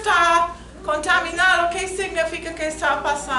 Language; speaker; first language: Spanish; non-native, fluent; English